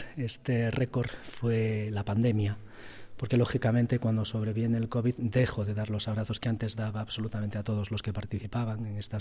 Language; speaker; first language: Spanish; native; Spanish